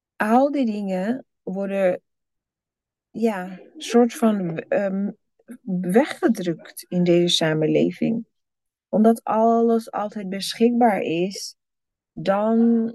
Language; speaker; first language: Dutch; non-native, fluent; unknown